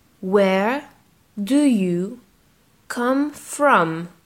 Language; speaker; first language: English; non-native, fluent; French